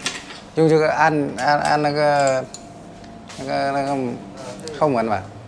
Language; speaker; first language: Chinese; non-native, learner; Vietnamese